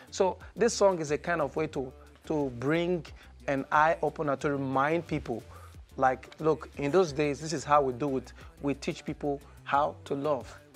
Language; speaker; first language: English; non-native, local second language; Igbo